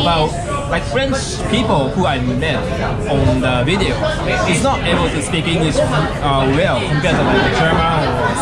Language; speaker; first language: English; non-native, learner; Japanese